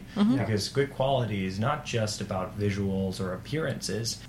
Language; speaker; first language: English; non-native, fluent; Finnish